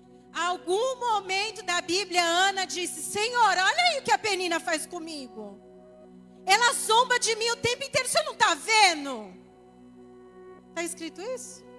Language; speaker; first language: Portuguese; native; Portuguese